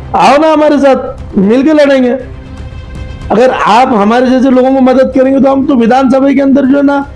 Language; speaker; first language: Hindi; non-native, local second language; Marathi